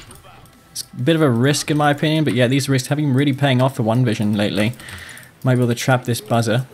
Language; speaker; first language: English; native; English